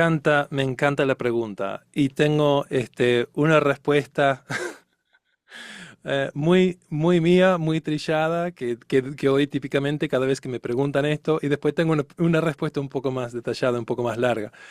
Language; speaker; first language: Spanish; non-native, fluent; English